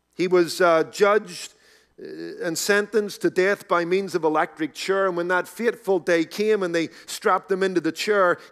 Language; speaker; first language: English; native; English